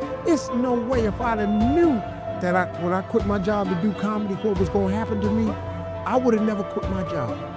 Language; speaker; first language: English; native; English